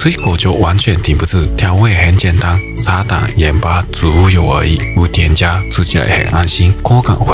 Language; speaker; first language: Chinese; non-native, fluent; Japanese